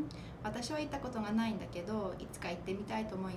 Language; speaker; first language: Japanese; non-native, fluent; English